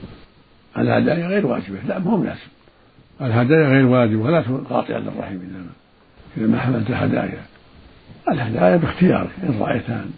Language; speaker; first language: Arabic; native; Arabic